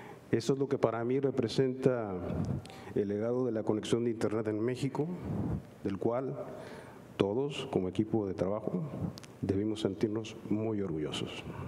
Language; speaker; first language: Spanish; native; Spanish